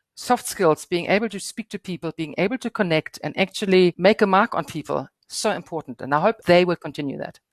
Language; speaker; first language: English; non-native, fluent; German